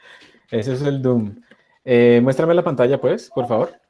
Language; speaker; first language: Spanish; native; Spanish